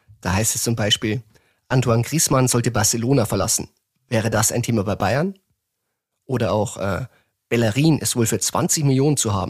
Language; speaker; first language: German; native; German